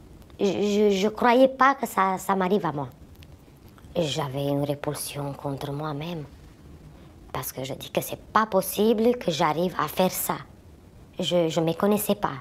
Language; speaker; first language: French; non-native, fluent; Romanian